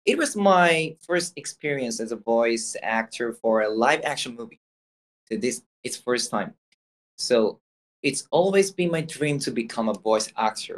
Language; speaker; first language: English; non-native, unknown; Japanese